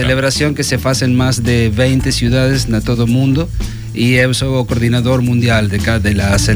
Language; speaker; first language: Portuguese; non-native, learner; Spanish